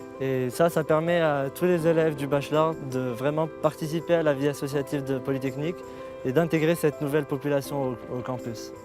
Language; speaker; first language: French; non-native, local second language; Arabic